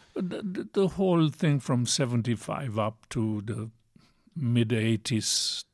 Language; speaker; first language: English; non-native, fluent; Italian